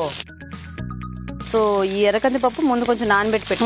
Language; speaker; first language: Telugu; native; Telugu